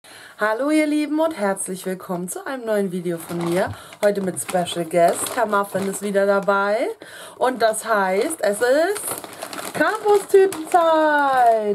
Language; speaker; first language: German; native; German